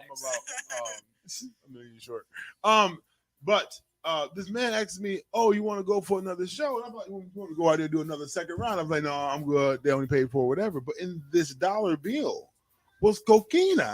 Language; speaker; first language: English; native; English